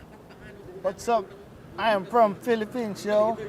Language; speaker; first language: English; non-native, local second language; Filipino